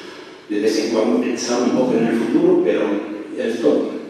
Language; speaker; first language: Spanish; early bilingual, heritage; French